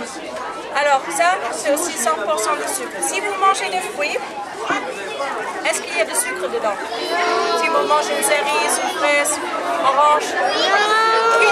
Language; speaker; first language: French; non-native, fluent; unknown